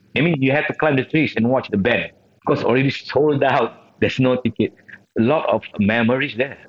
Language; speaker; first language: English; non-native, local second language; Malay